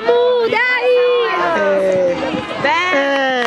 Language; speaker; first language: Italian; native; Italian